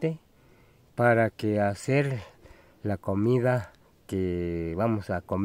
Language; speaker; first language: Spanish; non-native, local second language; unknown